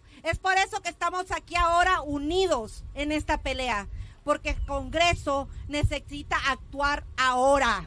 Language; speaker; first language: Spanish; early bilingual, heritage; Spanish